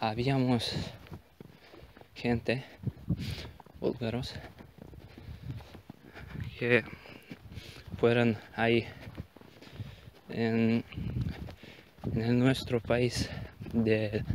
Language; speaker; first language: Spanish; non-native, learner; Bulgarian